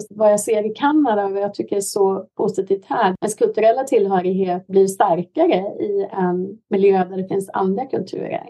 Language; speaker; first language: Swedish; native; Swedish